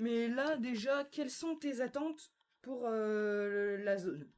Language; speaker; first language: French; native; French